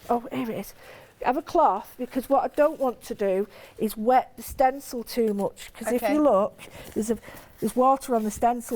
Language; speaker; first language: English; native; English